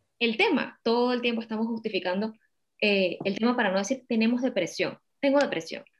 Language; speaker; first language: Spanish; native; Spanish